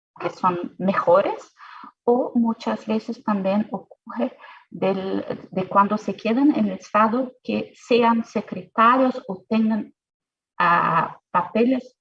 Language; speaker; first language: Spanish; non-native, fluent; Portuguese